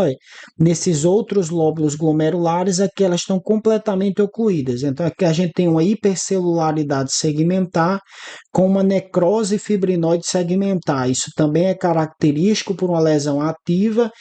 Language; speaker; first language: Portuguese; native; Portuguese